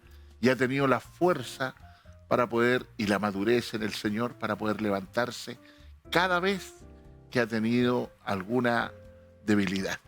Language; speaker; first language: Spanish; native; Spanish